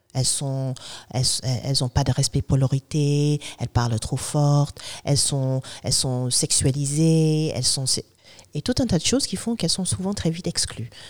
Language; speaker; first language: French; non-native, fluent; English